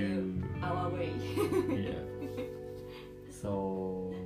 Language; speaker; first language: English; non-native, learner; Japanese